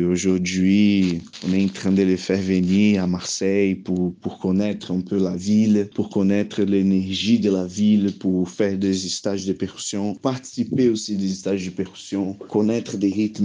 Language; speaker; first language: French; non-native, fluent; Portuguese